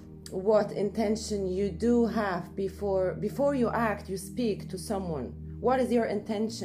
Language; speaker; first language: English; non-native, fluent; Polish